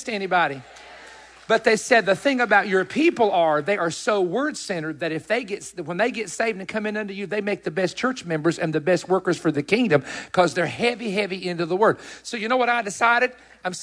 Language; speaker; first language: English; native; English